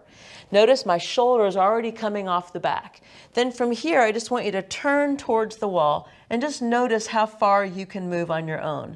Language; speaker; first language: English; native; English